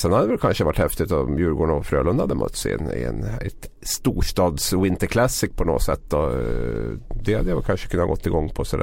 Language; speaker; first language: Swedish; native; Swedish